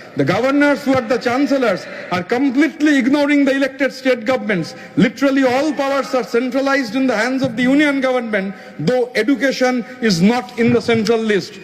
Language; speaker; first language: English; non-native, local second language; Bangla